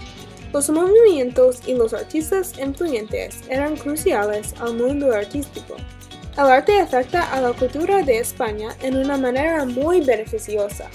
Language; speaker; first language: Spanish; non-native, learner; English